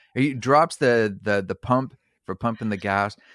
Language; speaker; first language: English; native; English